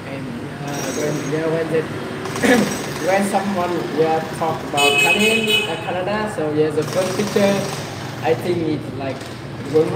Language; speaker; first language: English; non-native, learner; Vietnamese